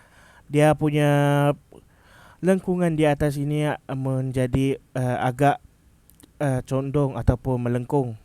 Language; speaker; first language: Malay; native; Malay